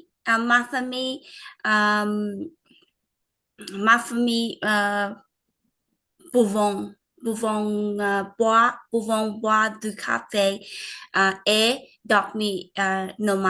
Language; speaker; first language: French; non-native, learner; Vietnamese